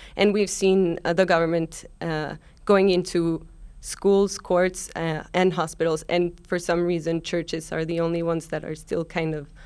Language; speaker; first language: English; non-native, fluent; Spanish